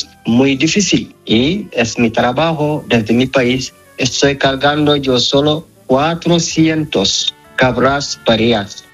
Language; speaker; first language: Spanish; non-native, learner; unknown